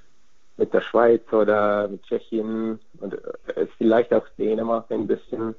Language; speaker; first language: German; non-native, fluent; Hungarian